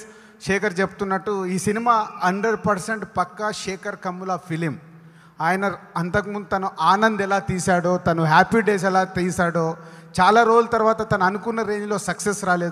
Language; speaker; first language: Telugu; native; Telugu